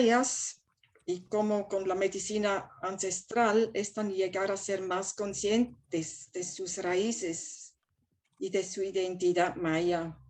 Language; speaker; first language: Spanish; non-native, fluent; German